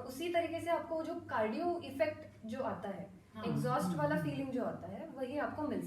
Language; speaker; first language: Hindi; non-native, local second language; Marathi